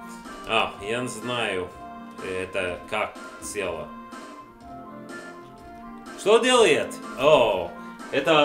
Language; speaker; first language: Russian; non-native, learner; English